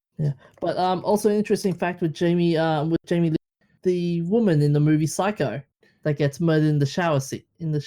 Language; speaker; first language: English; native; English